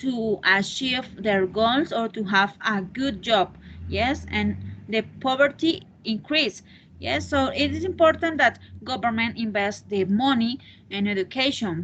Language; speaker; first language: English; non-native, learner; Spanish